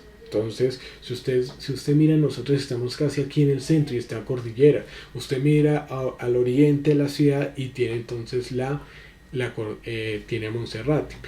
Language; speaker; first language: Spanish; native; Spanish